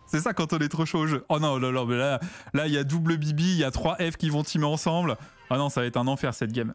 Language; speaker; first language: French; native; French